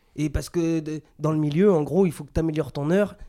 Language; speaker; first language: French; native; French